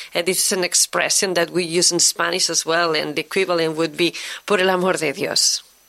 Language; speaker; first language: English; non-native, fluent; Catalan